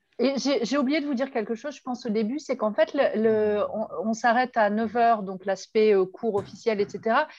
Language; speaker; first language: French; native; French